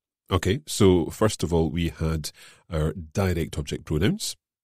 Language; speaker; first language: English; native; English